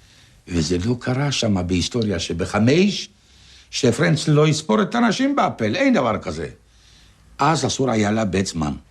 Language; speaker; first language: Hebrew; non-native, fluent; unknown